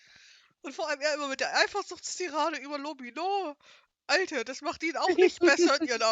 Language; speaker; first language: German; native; German